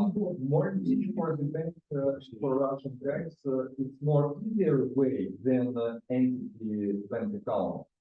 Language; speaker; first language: English; non-native, learner; Russian